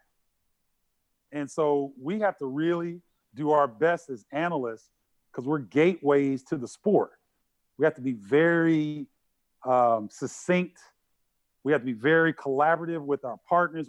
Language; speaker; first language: English; native; English